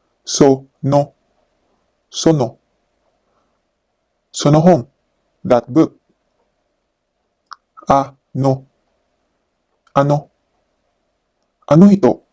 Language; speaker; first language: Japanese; non-native, learner; Filipino